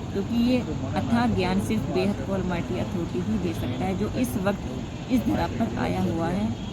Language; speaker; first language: Hindi; native; Hindi